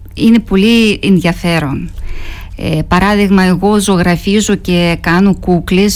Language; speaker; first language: Greek; non-native, fluent; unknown